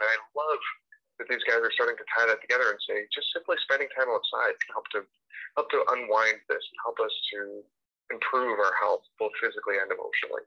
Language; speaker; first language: English; native; English